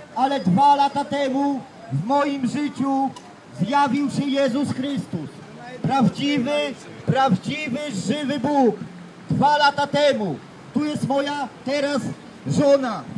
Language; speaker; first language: Polish; native; Polish